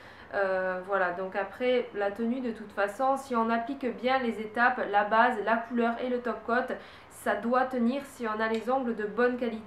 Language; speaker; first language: French; native; French